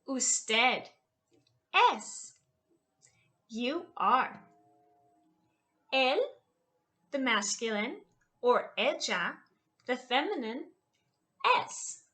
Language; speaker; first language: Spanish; non-native, fluent; English